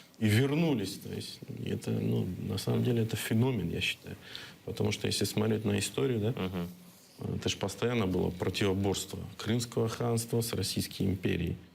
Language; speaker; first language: Russian; non-native, local second language; Crimean Tatar